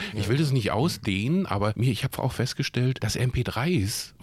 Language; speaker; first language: German; native; German